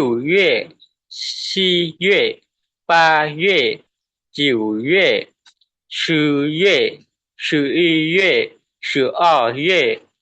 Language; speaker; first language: Chinese; non-native, learner; Lao